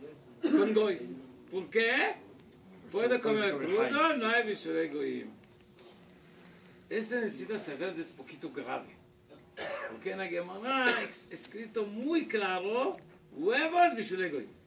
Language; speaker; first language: Spanish; non-native, learner; Hebrew